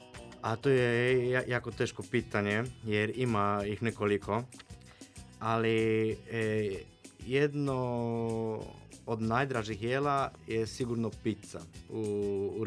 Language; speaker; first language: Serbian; non-native, fluent; Polish